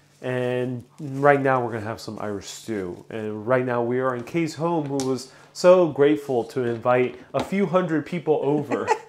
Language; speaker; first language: English; native; English